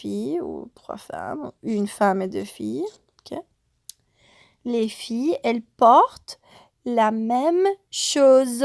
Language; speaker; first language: French; non-native, fluent; Spanish